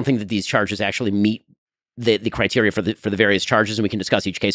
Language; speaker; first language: English; native; English